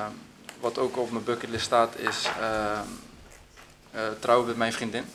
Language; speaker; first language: Dutch; native; Dutch